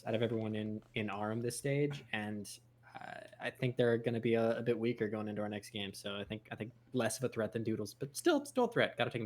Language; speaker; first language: English; native; English